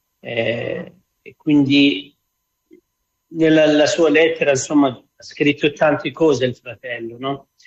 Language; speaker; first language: Italian; non-native, fluent; Arabic